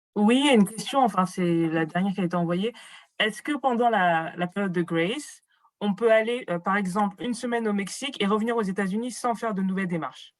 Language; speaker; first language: French; native; French